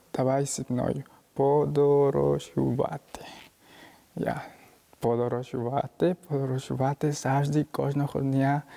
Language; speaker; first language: Ukrainian; non-native, learner; Spanish